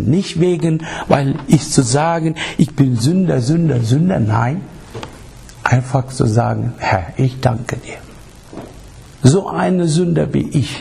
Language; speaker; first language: German; non-native, learner; English